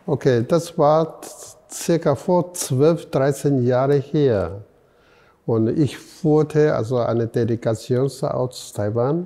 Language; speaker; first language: German; non-native, fluent; Chinese